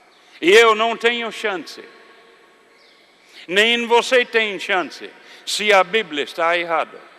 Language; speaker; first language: Portuguese; non-native, fluent; English